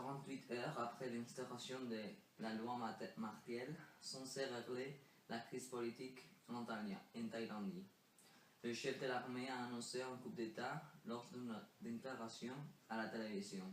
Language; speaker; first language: French; non-native, learner; Spanish